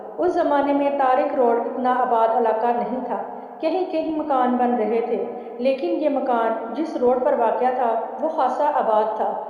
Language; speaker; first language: Urdu; native; Urdu